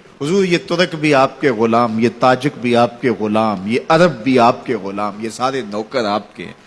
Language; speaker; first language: Urdu; non-native, local second language; Punjabi